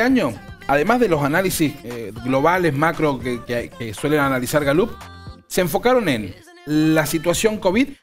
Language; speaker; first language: Spanish; native; Spanish